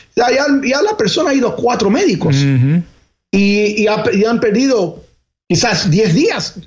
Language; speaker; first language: Spanish; early bilingual, heritage; Spanish